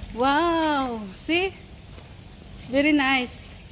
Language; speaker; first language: English; non-native, local second language; Filipino